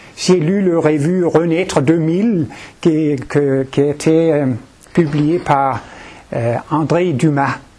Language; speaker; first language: French; non-native, fluent; Danish